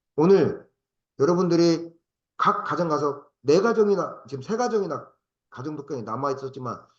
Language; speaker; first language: Korean; native; Korean